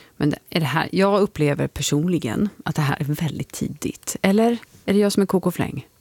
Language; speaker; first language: Swedish; native; Swedish